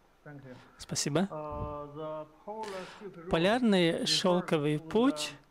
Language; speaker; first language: Russian; non-native, fluent; Chinese